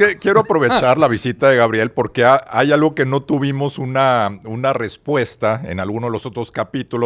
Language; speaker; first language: Spanish; native; Spanish